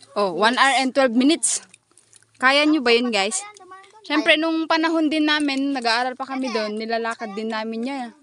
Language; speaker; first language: Filipino; non-native, local second language; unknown